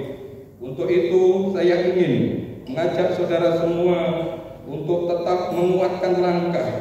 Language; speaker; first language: Indonesian; native; Indonesian